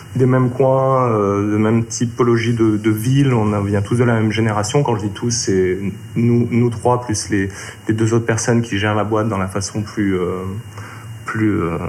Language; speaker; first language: French; native; French